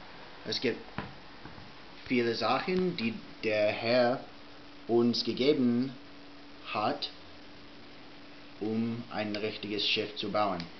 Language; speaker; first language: German; non-native, learner; English